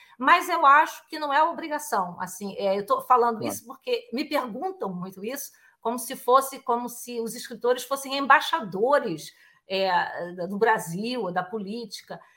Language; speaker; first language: Portuguese; native; Portuguese